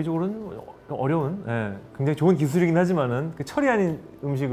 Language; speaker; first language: Korean; native; Korean